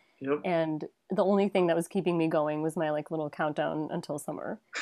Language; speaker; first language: English; native; English